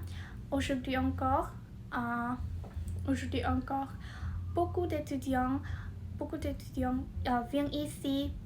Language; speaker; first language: French; non-native, learner; Vietnamese